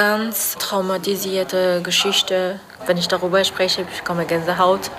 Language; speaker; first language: German; non-native, learner; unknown